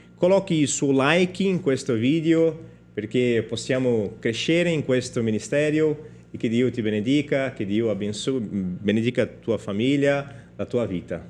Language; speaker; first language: Italian; non-native, learner; Portuguese